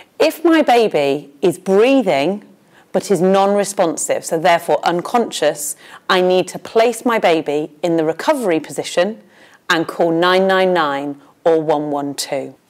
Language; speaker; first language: English; native; English